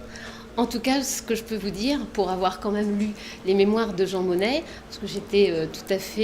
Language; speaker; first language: French; native; French